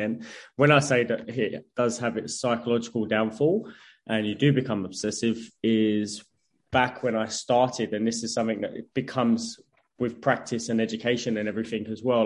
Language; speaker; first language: English; native; English